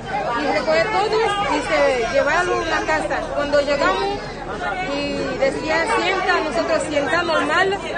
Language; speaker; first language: Spanish; non-native, learner; Haitian Creole